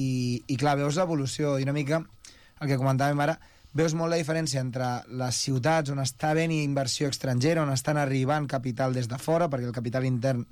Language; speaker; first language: Catalan; early bilingual, other home language; Bosnian